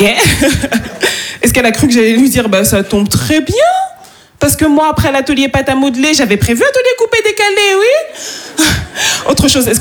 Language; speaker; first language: French; native; French